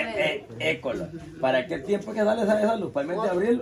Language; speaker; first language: Spanish; native; Spanish